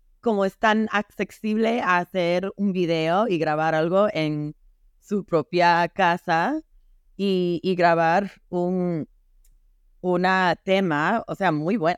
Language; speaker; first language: Spanish; non-native, fluent; English